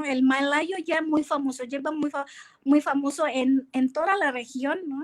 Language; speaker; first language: Spanish; non-native, fluent; Indonesian